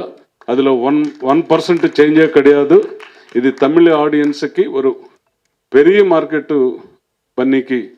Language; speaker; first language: Tamil; non-native, learner; Telugu